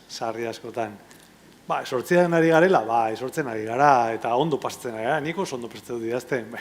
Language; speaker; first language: Basque; non-native, local second language; Spanish